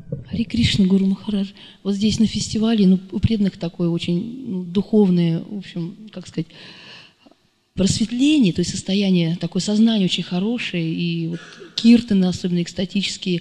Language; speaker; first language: Russian; native; Russian